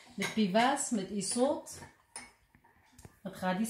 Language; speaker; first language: German; non-native, learner; Kurdish